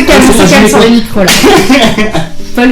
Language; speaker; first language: French; native; French